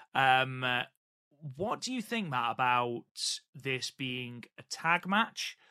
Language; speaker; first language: English; native; English